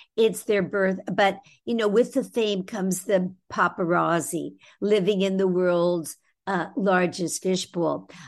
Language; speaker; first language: English; native; English